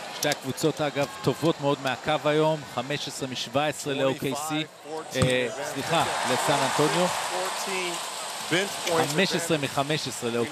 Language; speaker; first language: Hebrew; native; Hebrew